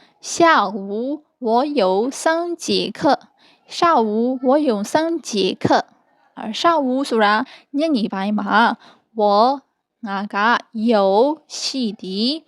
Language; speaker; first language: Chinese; non-native, fluent; Burmese